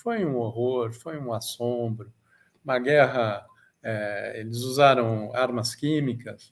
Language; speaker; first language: Portuguese; native; Portuguese